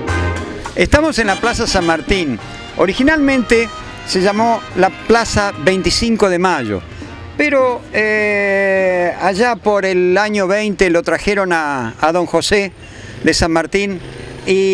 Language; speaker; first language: Spanish; native; Spanish